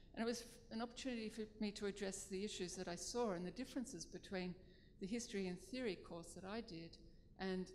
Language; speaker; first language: English; native; English